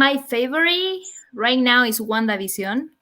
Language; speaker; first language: English; non-native, learner; Spanish